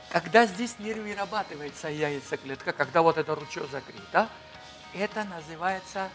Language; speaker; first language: Russian; non-native, fluent; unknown